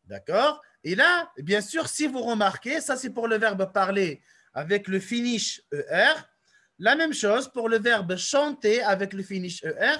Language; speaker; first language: French; non-native, local second language; Arabic